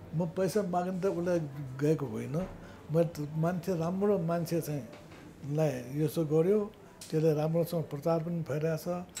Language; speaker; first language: Nepali; non-native, local second language; Newari